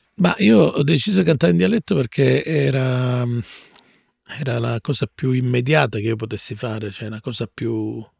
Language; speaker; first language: Italian; native; Italian